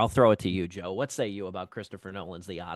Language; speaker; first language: English; native; English